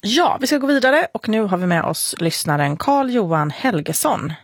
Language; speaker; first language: Swedish; native; Swedish